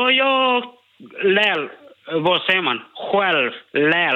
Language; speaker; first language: Swedish; non-native, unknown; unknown